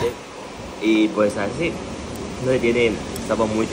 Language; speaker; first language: Spanish; non-native, learner; Chinese